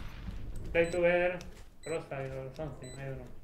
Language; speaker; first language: English; non-native, learner; Spanish